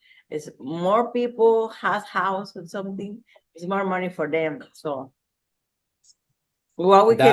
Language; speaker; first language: English; non-native, learner; Spanish